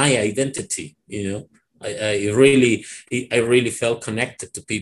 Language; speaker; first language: English; non-native, fluent; Spanish